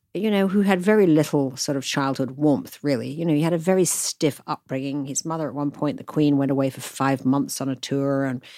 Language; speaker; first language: English; native; English